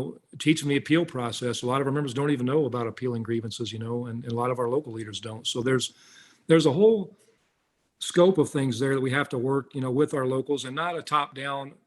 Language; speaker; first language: English; native; English